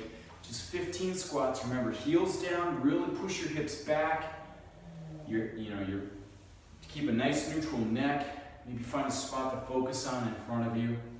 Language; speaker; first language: English; native; English